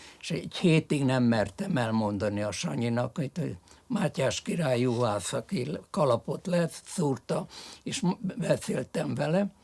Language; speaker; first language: Hungarian; early bilingual, other home language; French